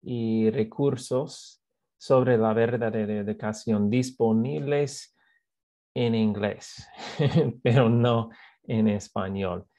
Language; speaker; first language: Spanish; non-native, fluent; English